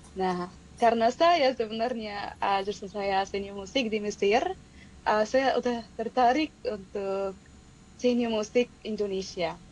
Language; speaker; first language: Indonesian; non-native, fluent; Arabic